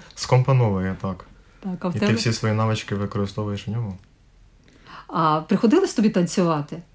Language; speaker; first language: Ukrainian; native; Ukrainian